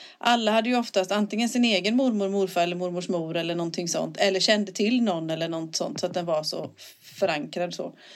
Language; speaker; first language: Swedish; native; Swedish